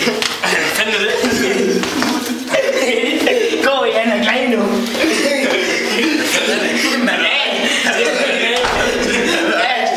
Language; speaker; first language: Danish; native; Danish